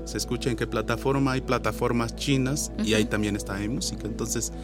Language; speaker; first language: Spanish; non-native, local second language; Nahuatl languages